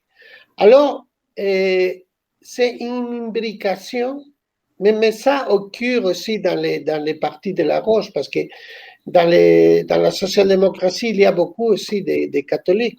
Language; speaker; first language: French; non-native, fluent; Spanish